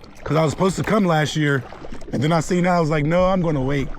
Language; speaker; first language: English; native; English